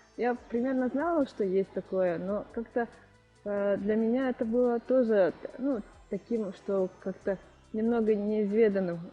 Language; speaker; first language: Russian; non-native, local second language; Yakut